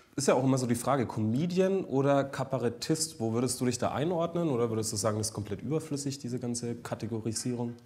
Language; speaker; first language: German; native; German